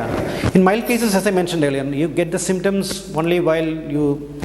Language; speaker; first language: English; non-native, local second language; Malayalam